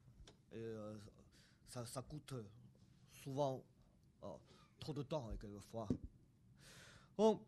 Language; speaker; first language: French; non-native, fluent; Chinese